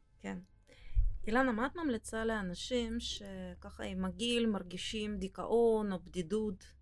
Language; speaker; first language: Hebrew; non-native, fluent; Russian